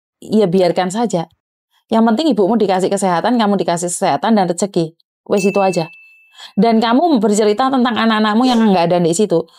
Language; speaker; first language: Indonesian; non-native, local second language; Javanese